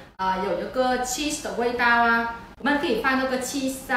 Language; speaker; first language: Chinese; non-native, fluent; Vietnamese